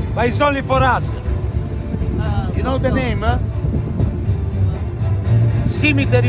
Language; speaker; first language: English; non-native, fluent; Italian